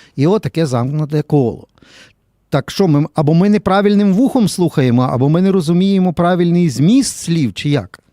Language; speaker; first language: Ukrainian; native; Ukrainian